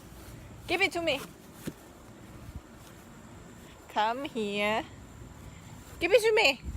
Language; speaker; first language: English; non-native, learner; Thai